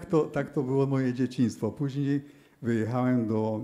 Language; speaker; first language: Polish; early bilingual, heritage; Polish